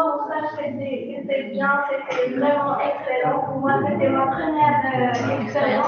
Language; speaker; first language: French; non-native, local second language; Arabic